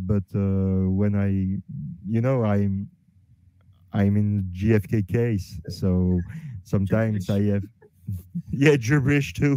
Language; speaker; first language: English; non-native, learner; French